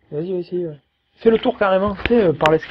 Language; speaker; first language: French; native; French